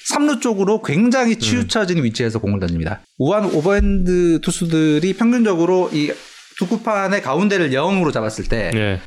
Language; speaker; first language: Korean; native; Korean